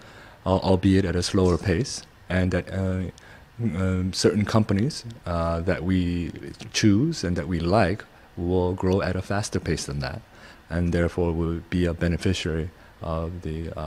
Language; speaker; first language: English; non-native, fluent; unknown